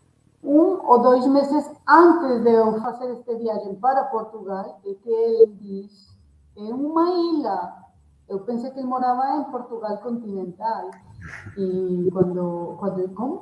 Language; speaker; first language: Portuguese; non-native, learner; Spanish